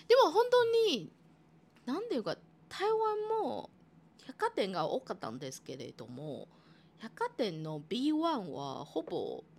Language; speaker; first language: Japanese; non-native, fluent; Chinese